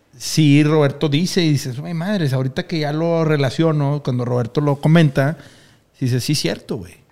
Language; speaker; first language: Spanish; native; Spanish